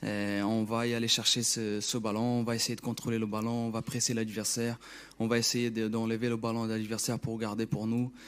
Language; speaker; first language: French; non-native, fluent; Portuguese